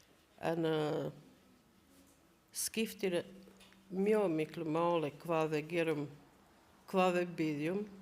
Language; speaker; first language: Icelandic; non-native, learner; Latvian